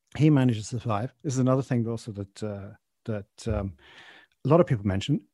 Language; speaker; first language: English; native; English